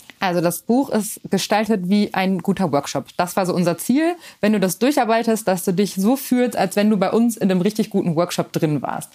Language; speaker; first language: German; native; German